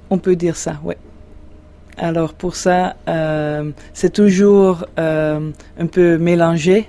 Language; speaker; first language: French; non-native, fluent; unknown